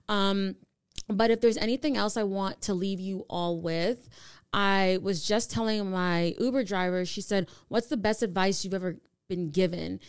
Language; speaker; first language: English; native; English